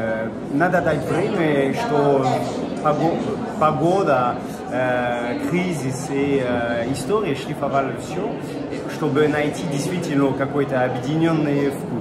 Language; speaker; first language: Russian; non-native, fluent; French